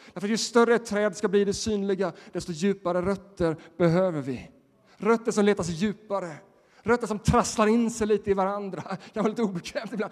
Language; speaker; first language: Swedish; native; Swedish